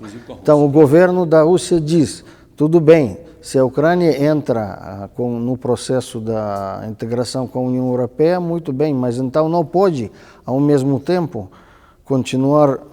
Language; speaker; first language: Portuguese; non-native, fluent; Russian